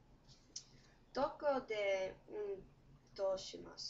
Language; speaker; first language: Japanese; non-native, learner; English